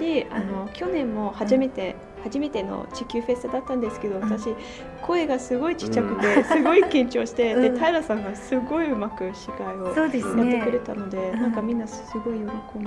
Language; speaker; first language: Japanese; non-native, fluent; English